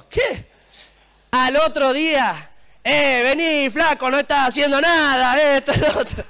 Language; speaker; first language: Spanish; native; Spanish